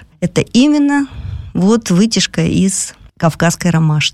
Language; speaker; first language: Russian; native; Russian